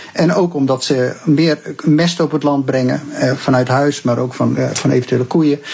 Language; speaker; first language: Dutch; native; Dutch